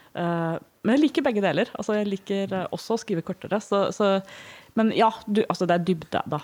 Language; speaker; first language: Norwegian; early bilingual, other home language; Danish